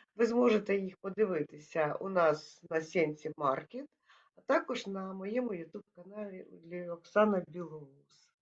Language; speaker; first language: Ukrainian; native; Ukrainian